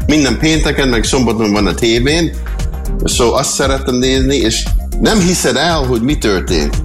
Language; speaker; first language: Hungarian; early bilingual, heritage; Hungarian